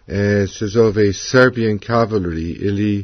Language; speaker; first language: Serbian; non-native, learner; English